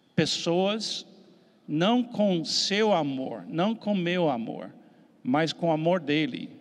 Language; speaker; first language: Portuguese; non-native, fluent; English